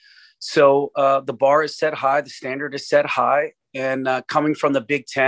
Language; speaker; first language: English; native; English